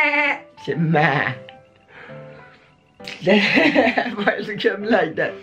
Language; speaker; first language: English; non-native, learner; Turkish